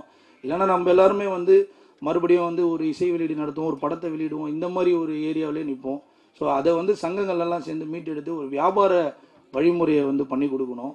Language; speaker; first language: Tamil; native; Tamil